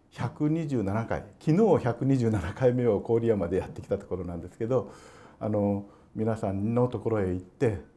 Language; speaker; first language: Japanese; native; Japanese